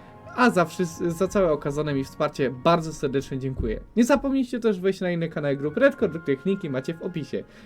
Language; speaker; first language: Polish; native; Polish